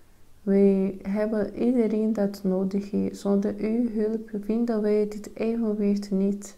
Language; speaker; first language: Dutch; non-native, fluent; Portuguese